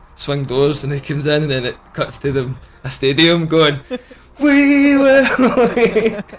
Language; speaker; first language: English; native; English